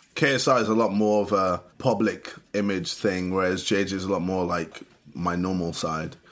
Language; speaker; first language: English; native; English